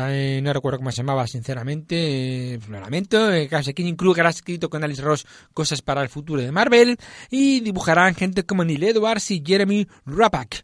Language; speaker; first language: Spanish; native; Spanish